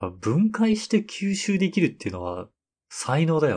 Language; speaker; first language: Japanese; native; Japanese